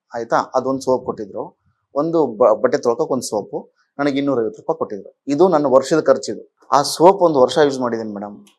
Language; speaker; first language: Kannada; native; Kannada